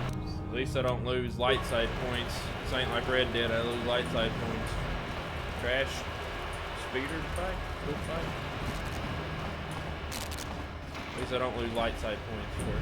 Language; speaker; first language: English; native; English